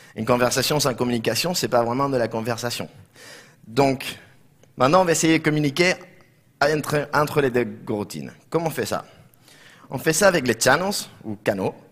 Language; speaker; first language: French; non-native, fluent; Spanish